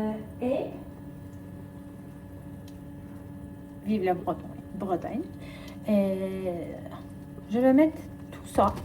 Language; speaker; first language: French; non-native, learner; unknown